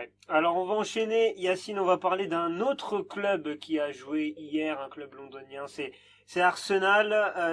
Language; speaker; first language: French; native; French